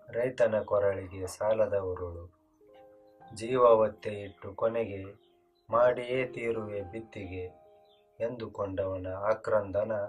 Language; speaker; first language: Kannada; native; Kannada